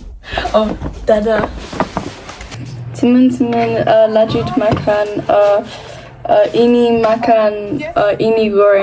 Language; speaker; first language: Indonesian; early bilingual, heritage; Indonesian